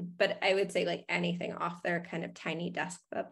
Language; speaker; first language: English; native; English